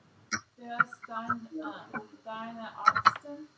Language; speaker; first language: German; non-native, learner; English